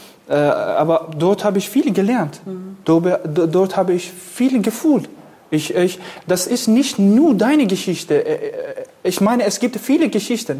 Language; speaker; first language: German; non-native, fluent; Kurdish